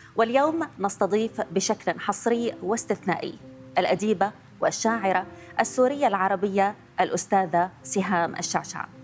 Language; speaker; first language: Arabic; native; Arabic